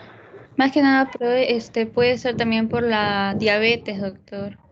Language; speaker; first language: Spanish; native; Spanish